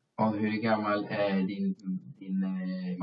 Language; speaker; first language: Swedish; non-native, fluent; Spanish